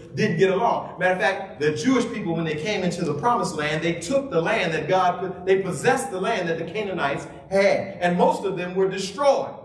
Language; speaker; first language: English; native; English